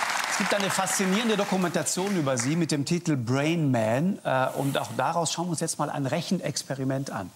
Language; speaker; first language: German; native; German